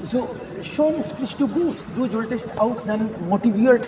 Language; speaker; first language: German; non-native, fluent; Hindi